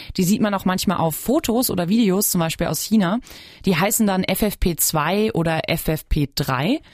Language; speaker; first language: German; native; German